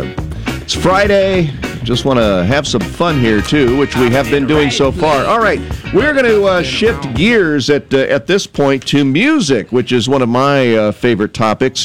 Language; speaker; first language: English; native; English